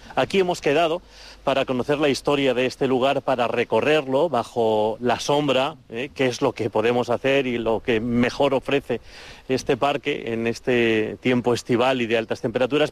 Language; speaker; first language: Spanish; native; Spanish